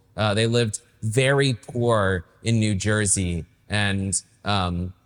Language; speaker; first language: English; native; English